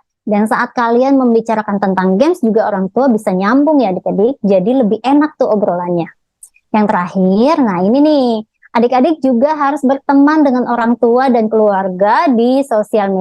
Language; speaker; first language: Indonesian; native; Indonesian